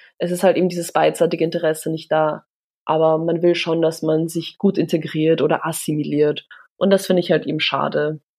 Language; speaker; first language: German; early bilingual, other home language; Polish